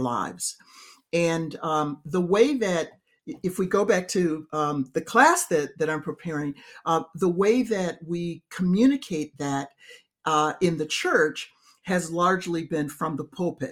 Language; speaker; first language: English; native; English